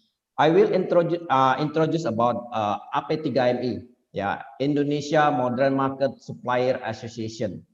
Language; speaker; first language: English; non-native, fluent; Indonesian